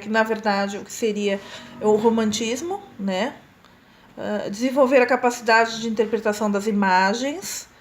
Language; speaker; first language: Portuguese; native; Portuguese